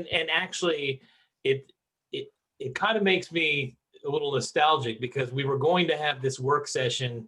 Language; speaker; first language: English; native; English